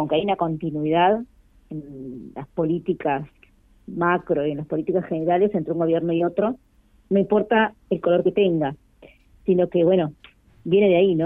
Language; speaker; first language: Spanish; native; Spanish